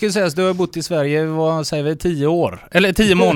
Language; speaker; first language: Swedish; native; Swedish